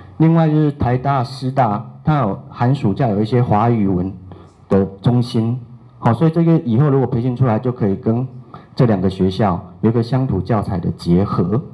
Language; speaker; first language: Chinese; native; Chinese